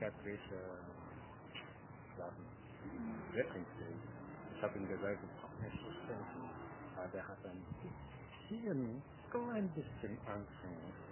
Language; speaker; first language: German; non-native, learner; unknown